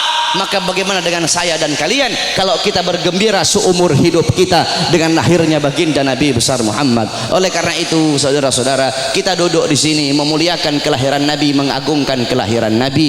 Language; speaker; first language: Indonesian; native; Indonesian